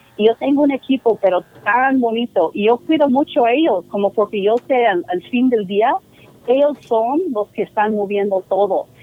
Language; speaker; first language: Spanish; non-native, fluent; English